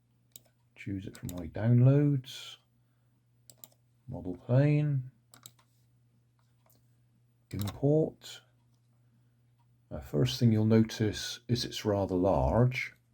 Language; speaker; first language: English; native; English